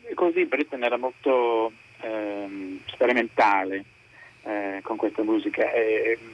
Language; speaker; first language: Italian; non-native, fluent; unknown